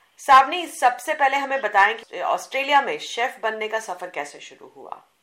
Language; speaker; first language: Hindi; native; Hindi